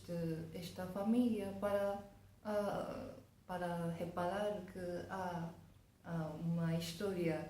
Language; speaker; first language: Portuguese; non-native, fluent; Japanese